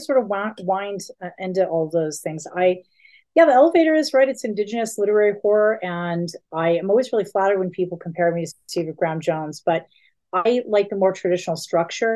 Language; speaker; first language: English; native; English